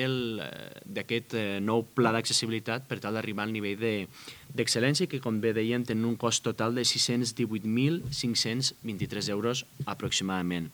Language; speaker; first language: Catalan; native; Catalan